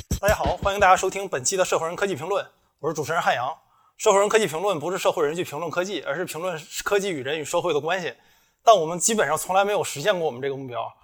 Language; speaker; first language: Chinese; native; Chinese